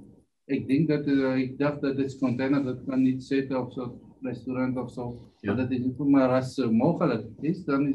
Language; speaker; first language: Dutch; non-native, learner; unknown